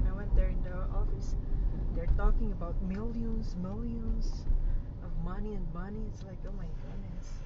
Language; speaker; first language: English; non-native, local second language; Iloko